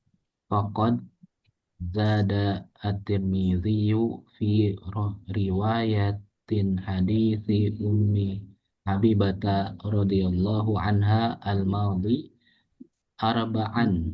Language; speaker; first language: Arabic; non-native, learner; Indonesian